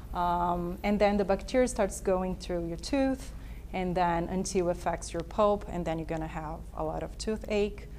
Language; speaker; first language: English; non-native, fluent; Portuguese